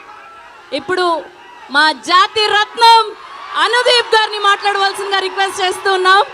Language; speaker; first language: Telugu; native; Telugu